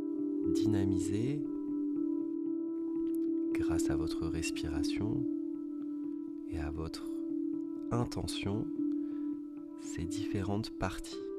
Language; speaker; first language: French; native; French